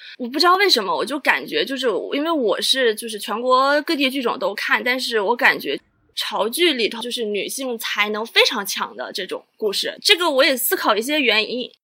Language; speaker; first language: Chinese; native; Chinese